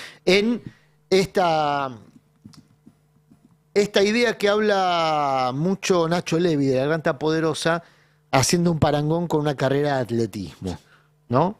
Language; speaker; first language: Spanish; native; Spanish